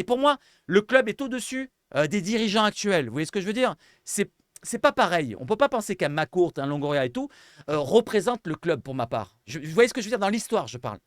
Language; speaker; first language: French; native; French